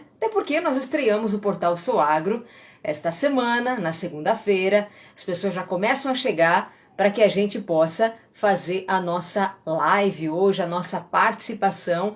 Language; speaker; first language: Portuguese; native; Portuguese